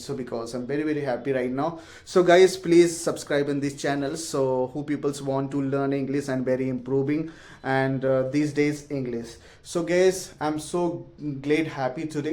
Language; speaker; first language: English; non-native, learner; Hindi